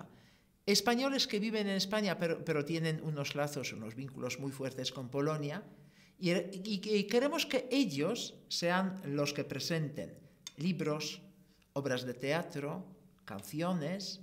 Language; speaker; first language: Spanish; non-native, fluent; Polish